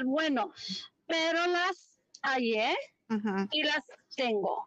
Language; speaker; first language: Spanish; early bilingual, heritage; Spanish